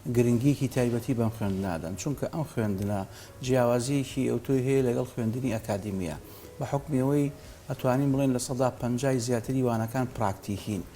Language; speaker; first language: Central Kurdish; native; Central Kurdish